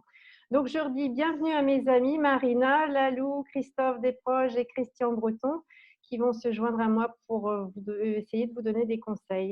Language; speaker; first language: French; native; French